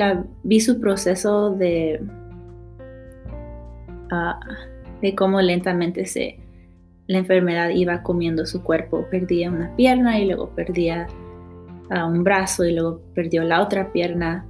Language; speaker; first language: Spanish; early bilingual, heritage; Spanish